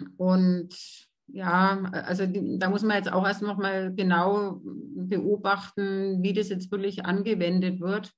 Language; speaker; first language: German; native; German